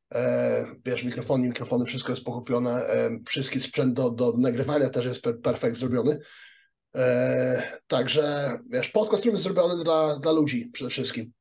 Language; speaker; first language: Polish; early bilingual, heritage; Polish